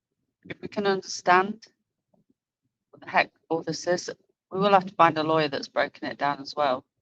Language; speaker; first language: English; native; English